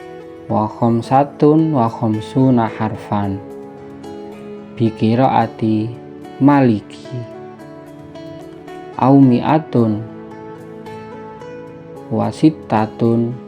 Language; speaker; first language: Arabic; non-native, fluent; Indonesian